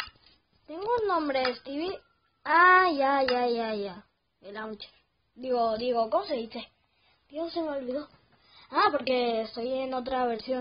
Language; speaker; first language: Spanish; native; Spanish